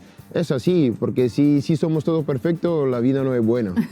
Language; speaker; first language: Spanish; non-native, fluent; French